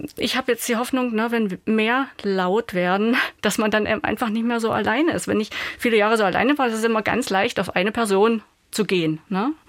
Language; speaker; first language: German; native; German